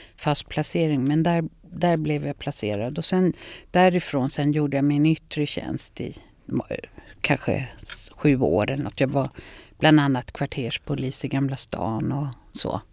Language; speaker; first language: Swedish; native; Swedish